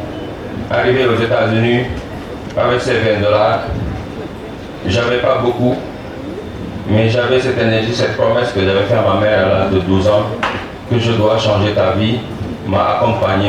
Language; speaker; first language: French; non-native, local second language; Wolof